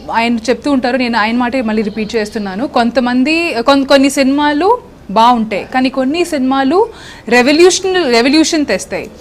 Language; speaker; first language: Telugu; non-native, local second language; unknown